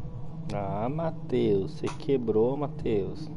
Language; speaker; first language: Portuguese; native; Portuguese